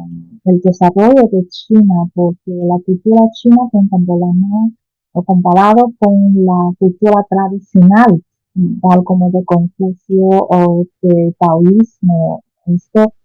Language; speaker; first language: Spanish; non-native, fluent; Chinese